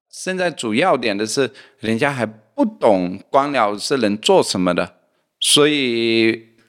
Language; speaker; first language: Chinese; non-native, fluent; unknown